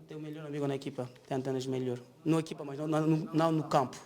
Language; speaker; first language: Portuguese; non-native, learner; Turkish